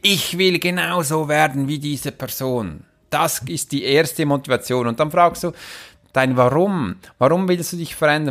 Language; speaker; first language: German; native; German